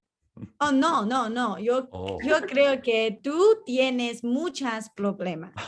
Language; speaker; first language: Spanish; non-native, learner; Chinese